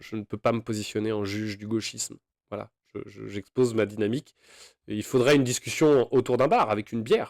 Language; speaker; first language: French; native; French